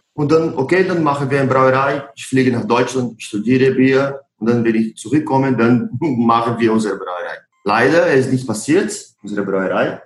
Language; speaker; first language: German; non-native, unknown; Portuguese